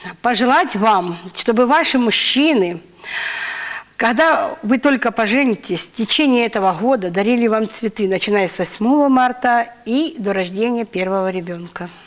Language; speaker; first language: Russian; native; Russian